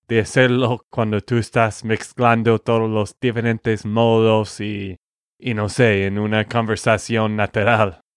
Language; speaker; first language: Spanish; non-native, fluent; English